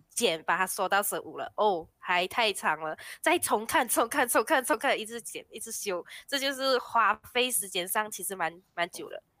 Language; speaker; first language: Chinese; native; Chinese